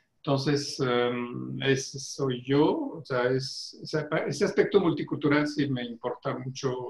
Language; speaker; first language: Spanish; non-native, fluent; French